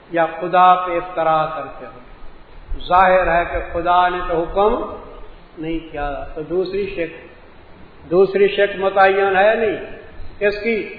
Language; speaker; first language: Urdu; non-native, local second language; Punjabi